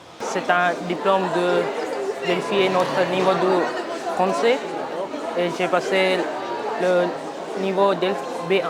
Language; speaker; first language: French; non-native, learner; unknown